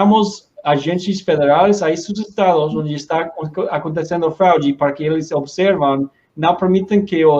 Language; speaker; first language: Portuguese; non-native, learner; Spanish